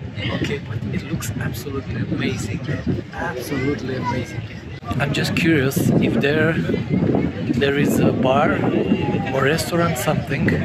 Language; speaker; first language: English; non-native, fluent; Romanian